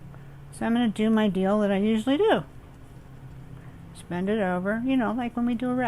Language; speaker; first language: English; native; English